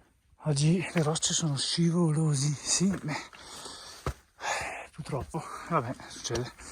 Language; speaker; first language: Italian; native; Italian